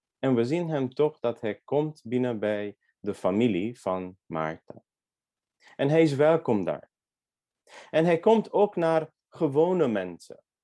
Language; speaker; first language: Dutch; non-native, fluent; Hungarian